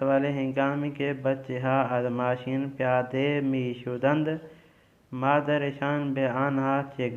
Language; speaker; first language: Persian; non-native, fluent; Urdu